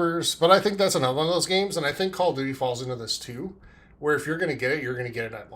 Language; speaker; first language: English; native; English